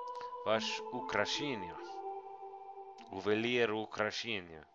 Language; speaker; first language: Russian; non-native, learner; English